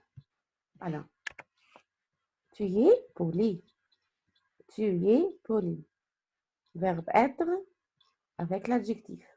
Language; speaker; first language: French; non-native, fluent; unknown